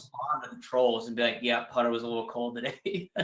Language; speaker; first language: English; native; English